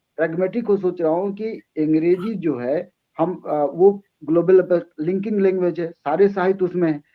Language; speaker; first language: Hindi; native; Hindi